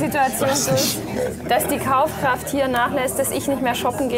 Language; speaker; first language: German; native; German